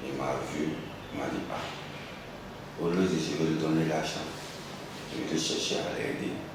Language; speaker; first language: French; non-native, local second language; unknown